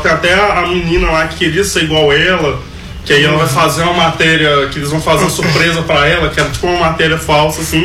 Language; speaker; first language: Portuguese; native; Portuguese